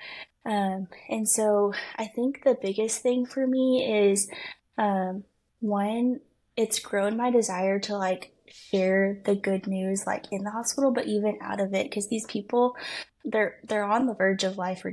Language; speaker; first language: English; native; English